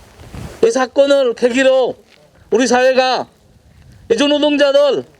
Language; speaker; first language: Korean; non-native, fluent; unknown